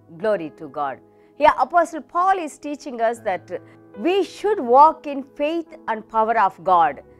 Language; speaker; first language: English; non-native, local second language; Telugu